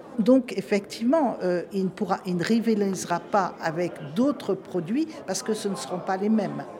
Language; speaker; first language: French; native; French